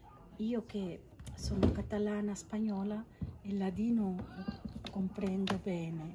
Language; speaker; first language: Italian; non-native, fluent; Catalan